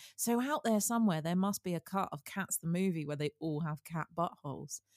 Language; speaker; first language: English; early bilingual, other home language; Italian